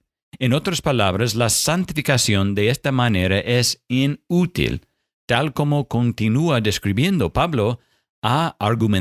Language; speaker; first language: Spanish; non-native, fluent; English